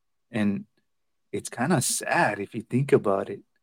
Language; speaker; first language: English; early bilingual, other home language; Spanish